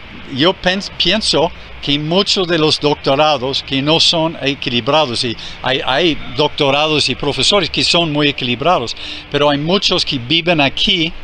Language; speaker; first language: Spanish; non-native, fluent; English